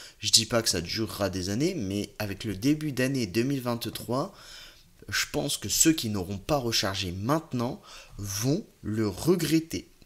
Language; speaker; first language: French; native; French